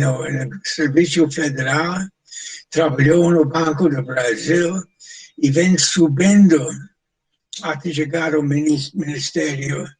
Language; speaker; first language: Portuguese; non-native, fluent; English